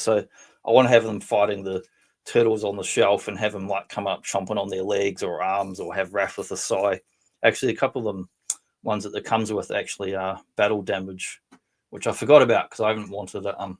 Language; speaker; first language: English; native; English